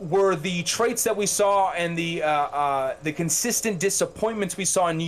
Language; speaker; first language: English; native; English